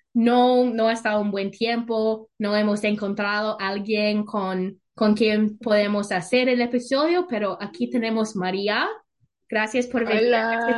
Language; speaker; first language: Spanish; non-native, learner; English